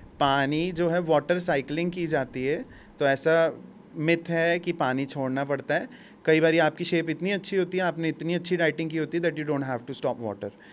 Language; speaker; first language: Hindi; native; Hindi